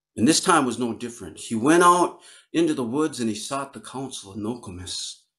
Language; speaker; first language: English; native; English